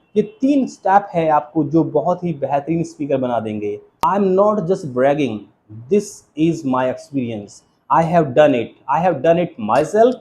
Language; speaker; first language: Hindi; native; Hindi